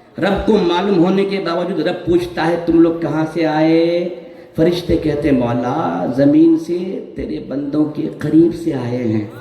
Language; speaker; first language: Urdu; native; Urdu